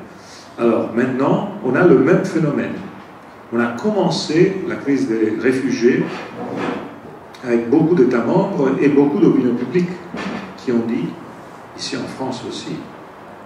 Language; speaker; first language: French; non-native, fluent; Italian